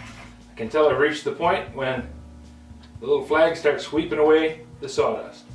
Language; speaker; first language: English; native; English